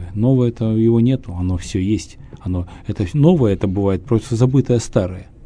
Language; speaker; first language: Russian; native; Russian